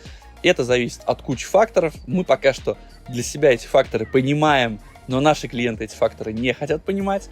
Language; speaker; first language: Russian; native; Russian